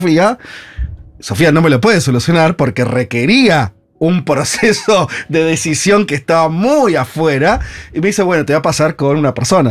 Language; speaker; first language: Spanish; native; Spanish